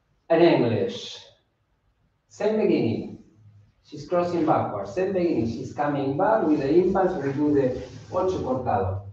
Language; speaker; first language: English; non-native, fluent; Spanish